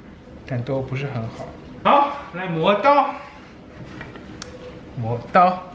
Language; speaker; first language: Chinese; native; Chinese